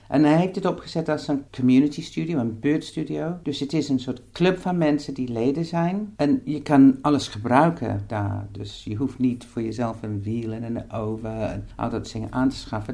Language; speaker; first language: Dutch; non-native, fluent; English